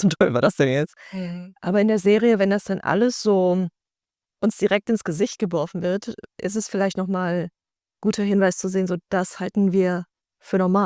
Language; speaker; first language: German; native; German